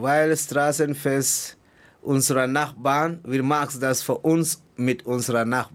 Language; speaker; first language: German; non-native, learner; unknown